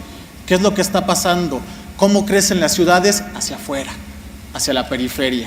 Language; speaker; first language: Spanish; native; Spanish